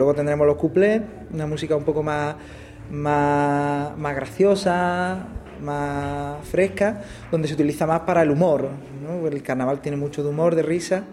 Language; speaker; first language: Spanish; native; Spanish